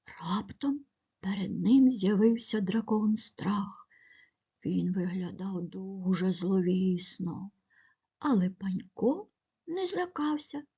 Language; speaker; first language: Ukrainian; native; Ukrainian